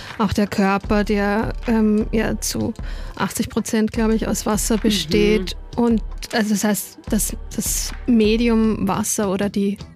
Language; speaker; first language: German; native; German